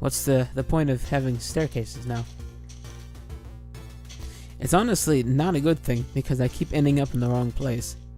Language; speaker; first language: English; native; English